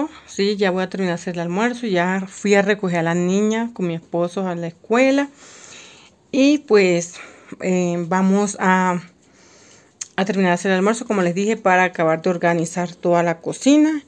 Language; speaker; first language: Spanish; native; Spanish